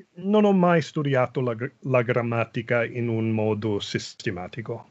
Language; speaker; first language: Italian; non-native, fluent; English